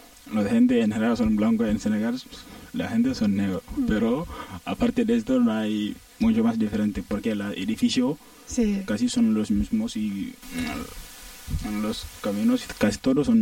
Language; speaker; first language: Spanish; non-native, learner; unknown